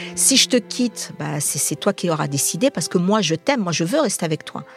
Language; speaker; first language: French; native; French